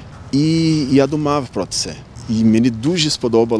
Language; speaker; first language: Ukrainian; non-native, learner; Portuguese